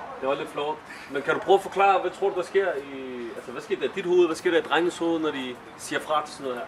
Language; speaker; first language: Danish; native; Danish